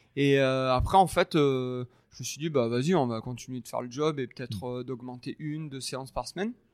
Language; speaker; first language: French; native; French